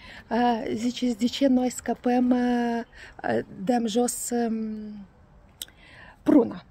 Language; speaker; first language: Romanian; non-native, learner; Russian